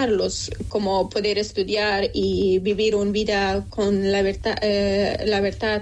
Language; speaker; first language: Spanish; non-native, local second language; Persian